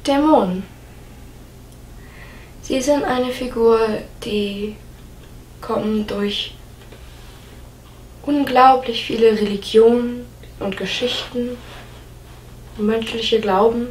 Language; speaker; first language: German; non-native, fluent; English